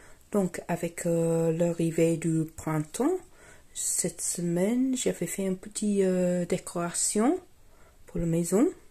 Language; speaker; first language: French; non-native, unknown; English